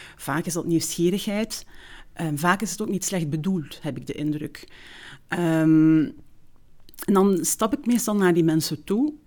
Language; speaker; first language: Dutch; early bilingual, other home language; Turkish